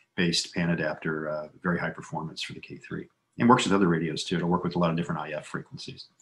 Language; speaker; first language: English; native; English